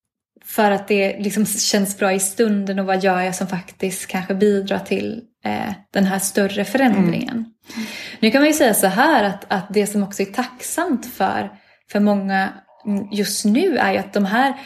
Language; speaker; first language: Swedish; native; Swedish